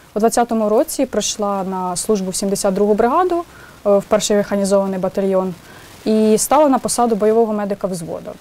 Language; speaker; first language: Ukrainian; native; Ukrainian